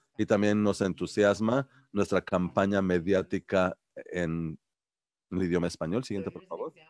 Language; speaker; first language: Spanish; early bilingual, heritage; Spanish